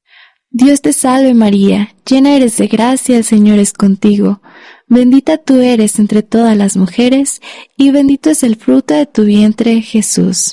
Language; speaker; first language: Spanish; native; Spanish